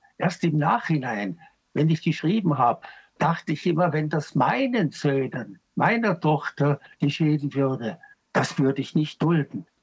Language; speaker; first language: German; native; German